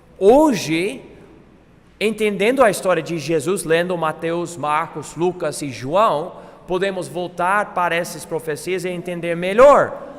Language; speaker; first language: Portuguese; non-native, fluent; English